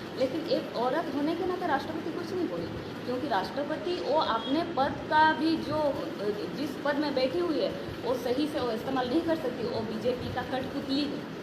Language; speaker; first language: Hindi; non-native, local second language; Santali